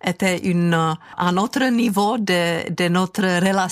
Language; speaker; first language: French; non-native, fluent; Czech